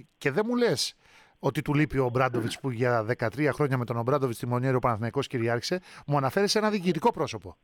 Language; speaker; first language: Greek; native; Greek